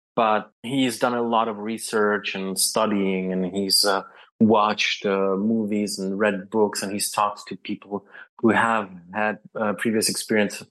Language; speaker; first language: English; non-native, fluent; Czech